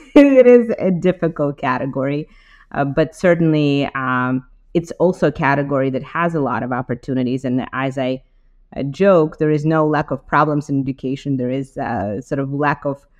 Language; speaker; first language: English; non-native, fluent; Ukrainian